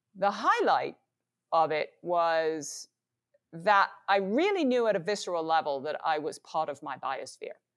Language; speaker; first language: English; native; English